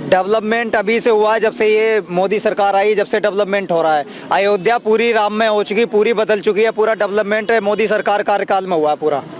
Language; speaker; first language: Hindi; native; Hindi